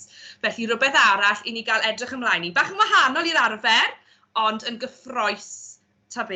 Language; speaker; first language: Welsh; native; Welsh